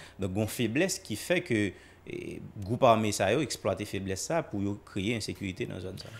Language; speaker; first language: French; non-native, local second language; Haitian Creole